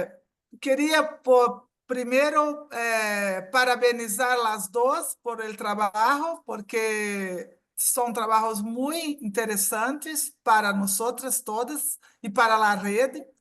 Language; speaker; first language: Portuguese; non-native, fluent; Spanish